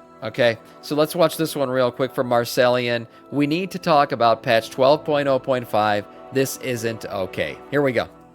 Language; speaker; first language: English; native; English